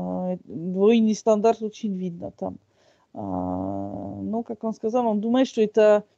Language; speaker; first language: Russian; non-native, fluent; French